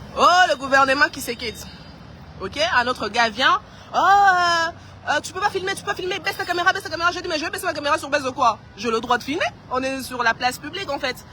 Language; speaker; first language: French; non-native, local second language; Lingala